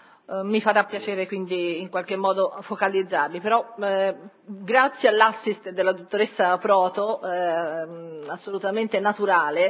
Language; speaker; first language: Italian; native; Italian